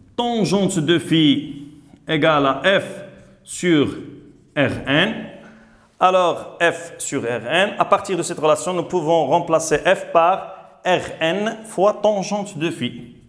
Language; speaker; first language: French; non-native, local second language; Arabic